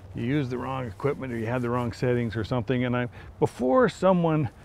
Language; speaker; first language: English; native; English